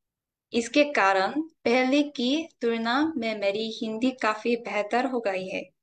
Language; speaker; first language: Hindi; non-native, fluent; Korean